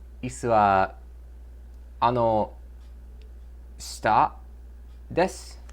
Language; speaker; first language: Japanese; non-native, learner; English